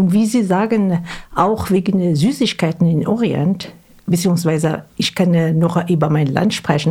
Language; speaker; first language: German; non-native, fluent; Arabic